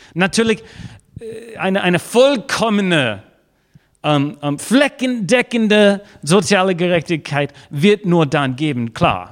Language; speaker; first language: German; non-native, fluent; English